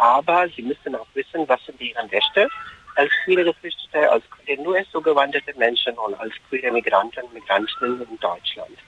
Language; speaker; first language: German; non-native, fluent; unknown